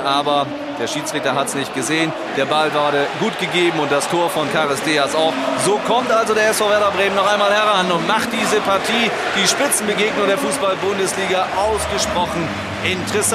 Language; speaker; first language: German; native; German